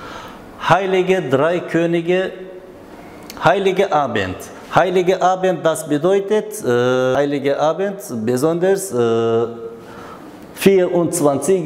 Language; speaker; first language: German; non-native, learner; Uzbek